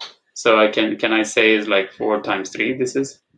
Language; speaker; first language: English; non-native, fluent; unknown